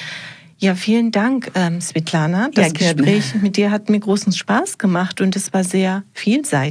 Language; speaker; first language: German; native; German